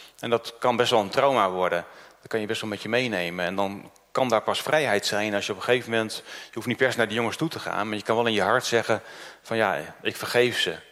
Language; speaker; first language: Dutch; early bilingual, other home language; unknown